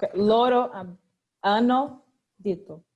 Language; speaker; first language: Italian; non-native, learner; Portuguese